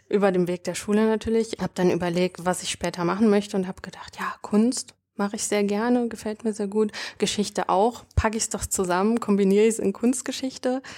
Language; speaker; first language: German; native; German